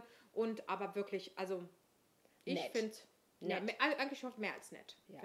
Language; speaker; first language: German; native; German